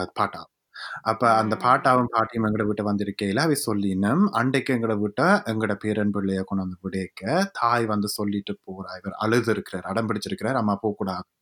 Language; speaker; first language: Tamil; native; Tamil